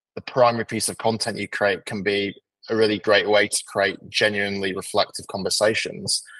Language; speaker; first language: English; native; English